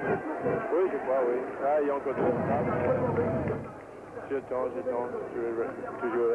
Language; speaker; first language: French; non-native, learner; Swiss German